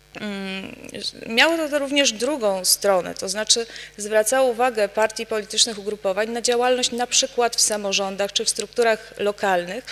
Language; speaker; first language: Polish; native; Polish